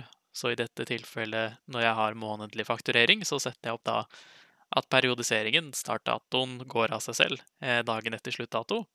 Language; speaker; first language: Norwegian; native; Norwegian